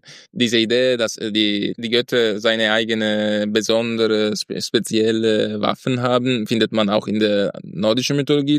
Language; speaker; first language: German; non-native, fluent; Italian